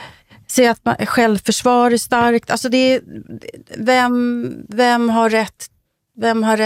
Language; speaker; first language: Swedish; native; Swedish